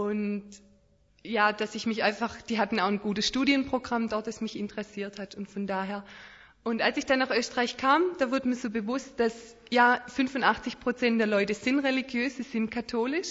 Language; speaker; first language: German; native; German